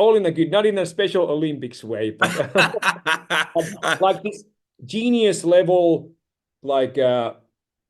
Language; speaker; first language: English; non-native, fluent; Finnish